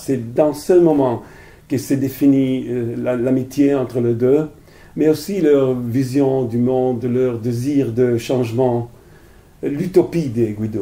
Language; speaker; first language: French; non-native, fluent; Italian